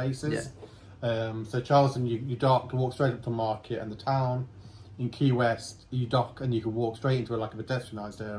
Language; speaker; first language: English; native; English